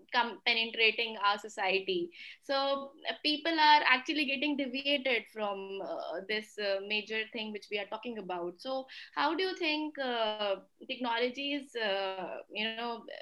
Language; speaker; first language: English; non-native, local second language; Hindi